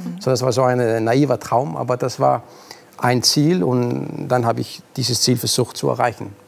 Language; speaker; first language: German; non-native, fluent; Arabic